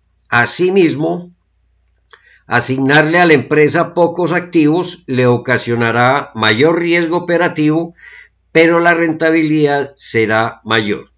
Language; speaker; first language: Spanish; native; Spanish